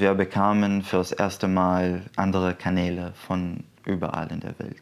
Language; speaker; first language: German; non-native, fluent; Arabic